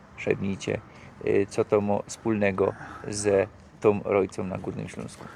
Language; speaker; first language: Polish; native; Polish